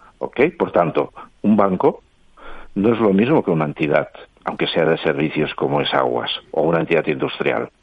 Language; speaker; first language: Spanish; non-native, local second language; Catalan